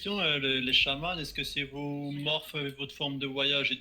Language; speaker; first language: French; native; French